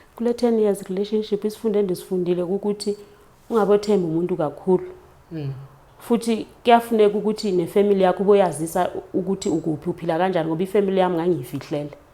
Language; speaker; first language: Zulu; non-native, local second language; Xhosa